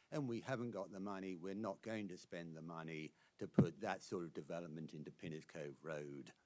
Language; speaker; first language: English; native; English